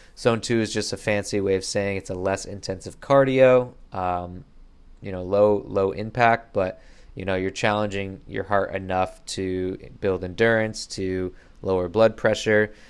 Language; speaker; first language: English; native; English